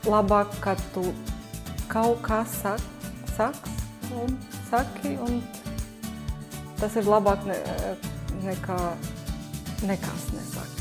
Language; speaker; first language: Latvian; non-native, learner; Russian